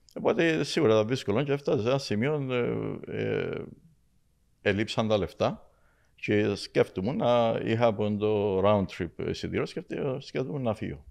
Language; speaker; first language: Greek; native; Greek